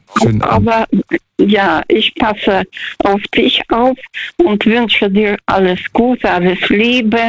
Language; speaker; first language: German; non-native, fluent; Russian